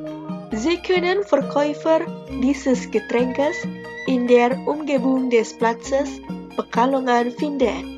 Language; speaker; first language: German; non-native, fluent; Indonesian